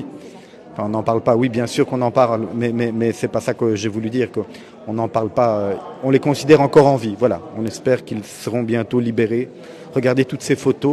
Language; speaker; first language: French; native; French